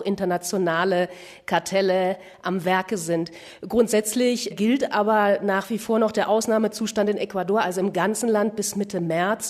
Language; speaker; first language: German; native; German